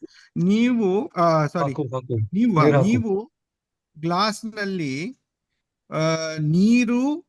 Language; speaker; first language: Kannada; non-native, learner; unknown